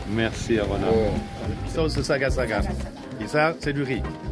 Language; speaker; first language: French; non-native, learner; English